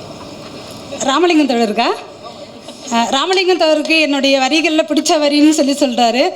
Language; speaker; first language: Tamil; native; Tamil